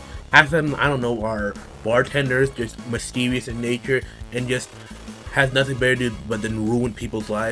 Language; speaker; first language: English; native; English